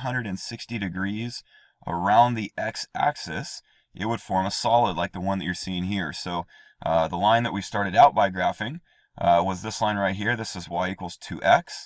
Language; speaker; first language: English; native; English